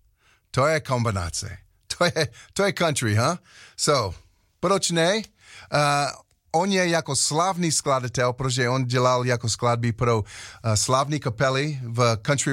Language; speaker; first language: Czech; non-native, learner; English